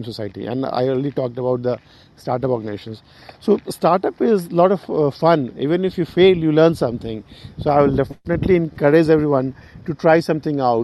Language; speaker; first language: English; non-native, local second language; Hindi